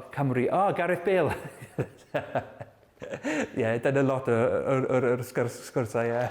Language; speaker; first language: Welsh; non-native, learner; English